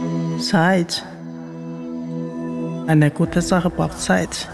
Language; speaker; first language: German; non-native, fluent; Chinese